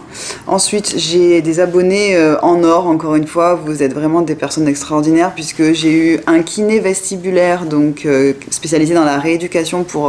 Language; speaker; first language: French; native; French